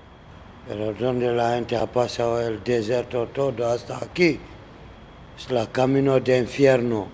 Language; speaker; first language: Spanish; non-native, learner; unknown